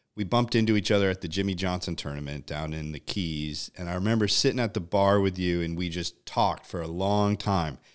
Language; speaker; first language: English; native; English